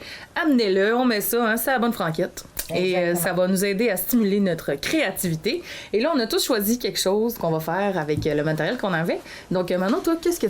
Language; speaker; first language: French; native; French